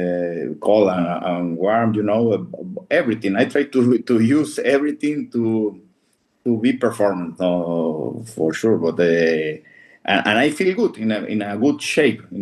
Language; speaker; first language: English; non-native, fluent; Spanish